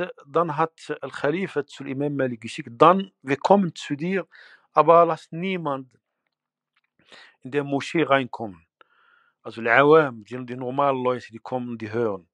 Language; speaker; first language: German; non-native, fluent; Arabic